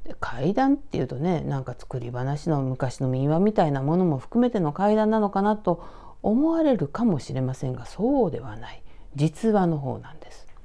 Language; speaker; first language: Japanese; native; Japanese